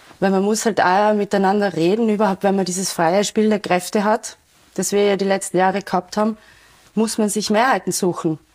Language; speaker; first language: German; native; German